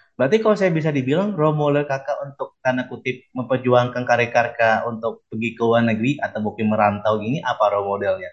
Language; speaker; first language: Indonesian; native; Indonesian